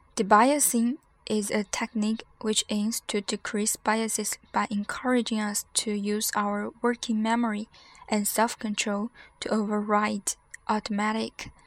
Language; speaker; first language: English; non-native, fluent; Chinese